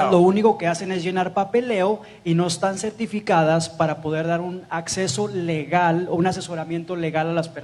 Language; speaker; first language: Spanish; native; Spanish